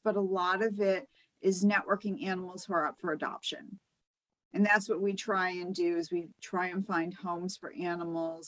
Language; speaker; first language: English; native; English